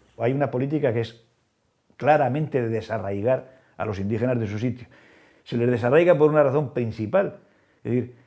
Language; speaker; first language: Spanish; native; Spanish